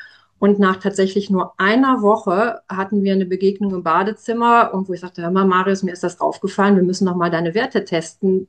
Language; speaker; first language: German; native; German